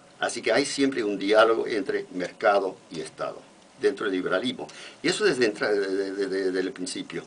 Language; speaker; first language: Spanish; non-native, fluent; English